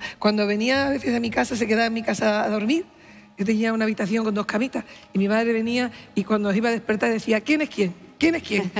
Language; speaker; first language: Spanish; native; Spanish